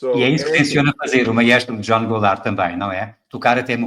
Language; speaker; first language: Portuguese; native; Portuguese